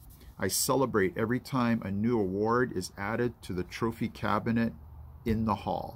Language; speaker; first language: English; native; English